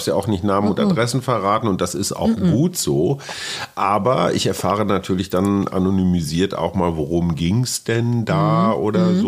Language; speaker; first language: German; native; German